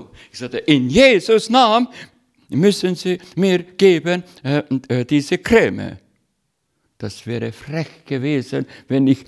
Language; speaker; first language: German; non-native, learner; Russian